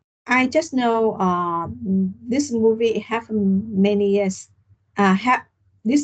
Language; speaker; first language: English; non-native, learner; Vietnamese